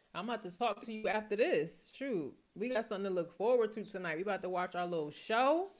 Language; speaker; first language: English; native; English